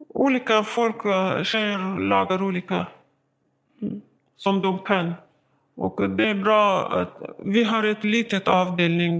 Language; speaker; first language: Swedish; non-native, learner; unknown